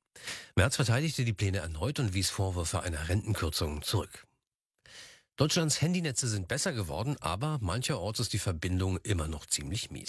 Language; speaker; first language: German; native; German